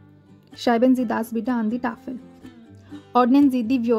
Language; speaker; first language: German; non-native, fluent; Hindi